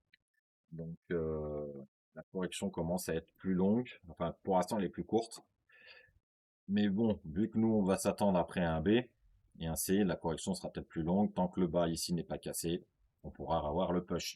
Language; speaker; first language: French; native; French